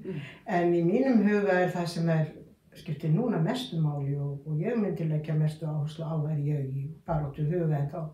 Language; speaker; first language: Icelandic; native; Icelandic